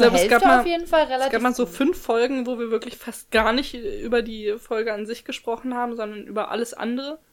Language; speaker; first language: German; native; German